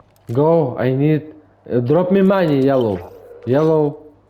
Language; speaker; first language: English; non-native, learner; Ukrainian